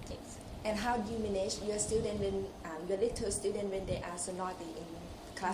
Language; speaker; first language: English; non-native, local second language; Thai